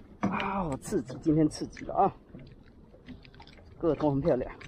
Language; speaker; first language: Chinese; native; Chinese